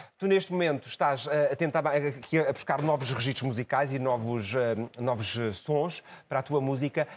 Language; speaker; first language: Portuguese; native; Portuguese